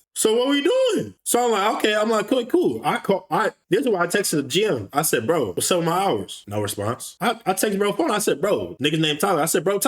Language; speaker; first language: English; native; English